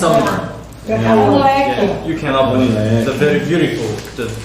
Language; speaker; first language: English; non-native, learner; Korean